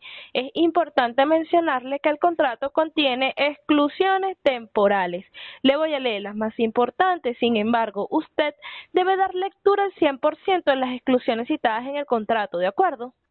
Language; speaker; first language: Spanish; native; Spanish